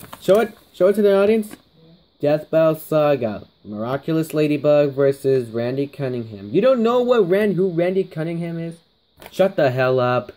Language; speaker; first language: English; native; English